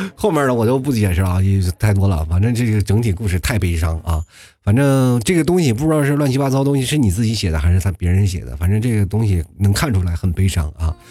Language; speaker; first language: Chinese; native; Chinese